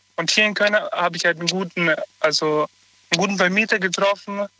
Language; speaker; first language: German; native; German